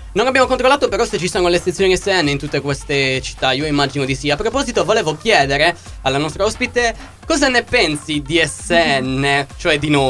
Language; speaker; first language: Italian; native; Italian